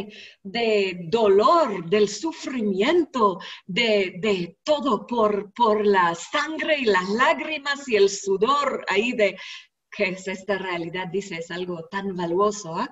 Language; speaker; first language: Spanish; non-native, learner; English